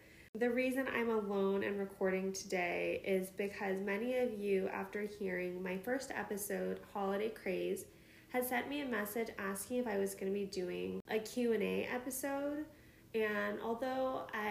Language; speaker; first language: English; native; English